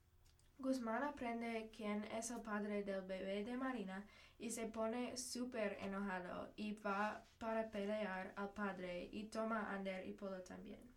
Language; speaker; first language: Spanish; non-native, learner; English